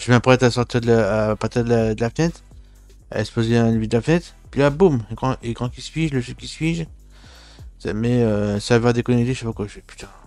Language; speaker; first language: French; native; French